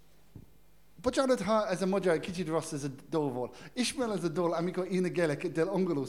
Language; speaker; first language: Hungarian; non-native, learner; English